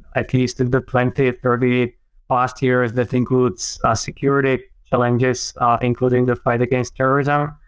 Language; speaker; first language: English; non-native, fluent; Czech